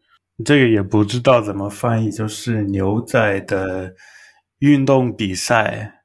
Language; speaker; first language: Chinese; non-native, learner; English